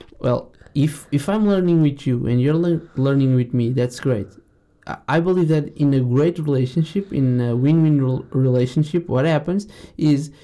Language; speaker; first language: English; non-native, fluent; Portuguese